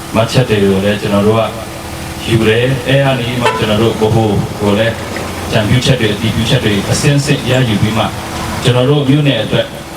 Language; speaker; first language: Burmese; non-native, local second language; Pa'o Karen